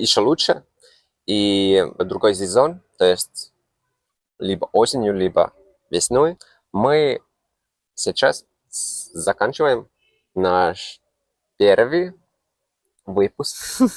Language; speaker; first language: Russian; non-native, fluent; Finnish